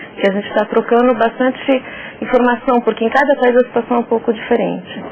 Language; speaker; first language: Portuguese; native; Portuguese